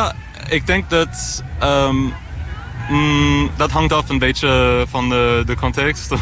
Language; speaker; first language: Dutch; non-native, fluent; English